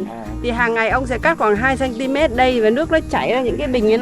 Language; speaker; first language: Vietnamese; native; Vietnamese